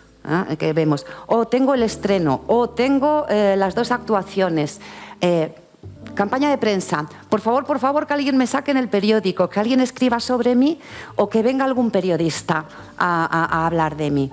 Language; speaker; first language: Spanish; native; Spanish